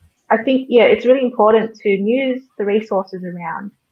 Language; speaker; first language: English; early bilingual, other home language; Vietnamese